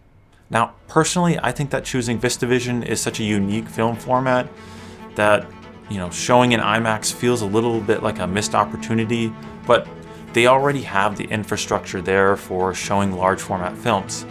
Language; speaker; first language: English; native; English